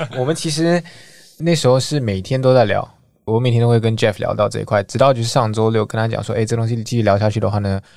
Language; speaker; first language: Chinese; native; Chinese